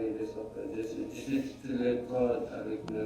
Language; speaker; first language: French; non-native, learner; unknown